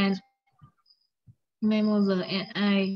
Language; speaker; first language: English; non-native, learner; Vietnamese